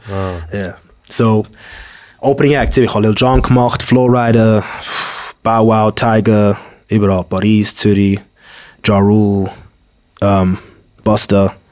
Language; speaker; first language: German; early bilingual, other home language; English